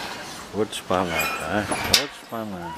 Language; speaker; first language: Russian; native; Russian